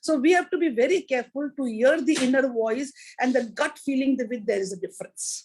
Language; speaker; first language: English; non-native, local second language; Punjabi